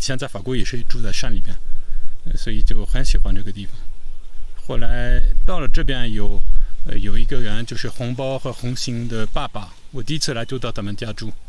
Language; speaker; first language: Chinese; non-native, fluent; French